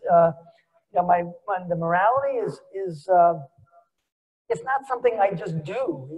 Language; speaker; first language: English; native; English